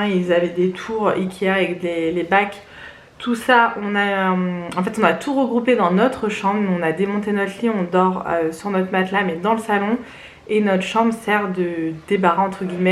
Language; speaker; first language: French; native; French